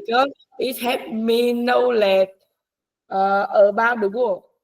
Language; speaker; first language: English; non-native, learner; Vietnamese